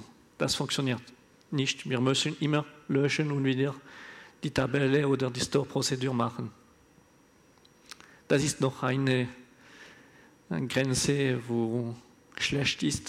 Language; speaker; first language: German; non-native, learner; French